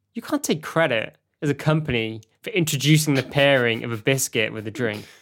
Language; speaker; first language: English; native; English